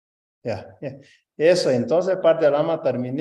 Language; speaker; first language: Spanish; non-native, learner; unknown